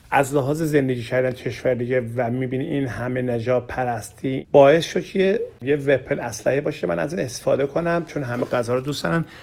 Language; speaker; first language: Persian; non-native, learner; Turkish